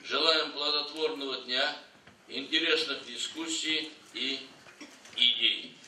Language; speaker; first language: Russian; non-native, local second language; Kazakh